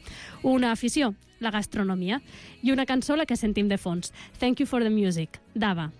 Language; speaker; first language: Catalan; native; Catalan